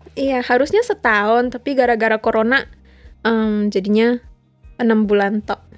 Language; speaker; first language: Indonesian; early bilingual, heritage; English